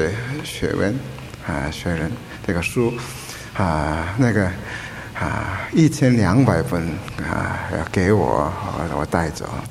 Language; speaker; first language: Chinese; non-native, fluent; Korean